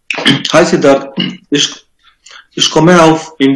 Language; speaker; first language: German; non-native, learner; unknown